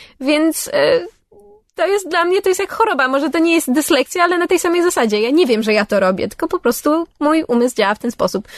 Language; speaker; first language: Polish; early bilingual, heritage; English